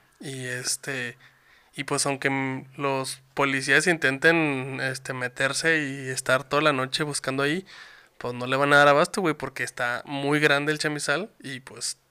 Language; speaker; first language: Spanish; native; Spanish